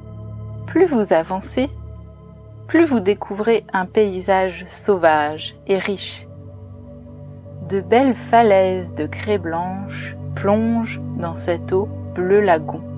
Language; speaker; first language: French; native; French